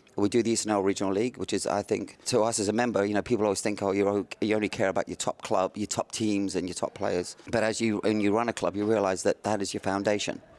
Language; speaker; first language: English; native; English